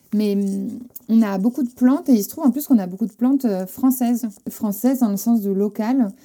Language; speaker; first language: French; non-native, fluent; Spanish